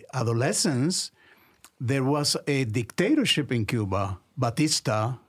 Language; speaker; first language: English; non-native, fluent; Spanish